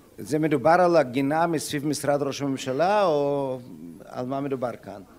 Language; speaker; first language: Hebrew; non-native, fluent; German